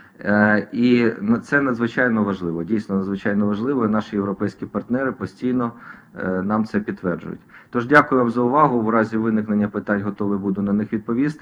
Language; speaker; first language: Ukrainian; native; Ukrainian